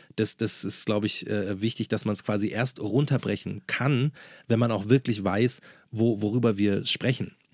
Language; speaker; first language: German; native; German